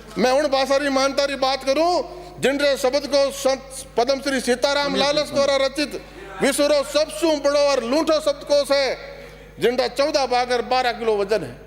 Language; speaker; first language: Hindi; non-native, local second language; Marwari